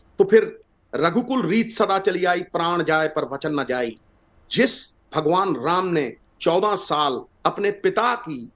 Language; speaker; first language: Hindi; non-native, local second language; Punjabi